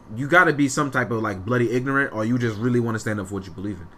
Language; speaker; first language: English; native; English